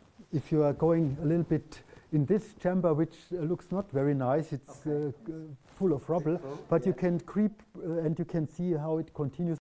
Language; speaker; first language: English; non-native, fluent; German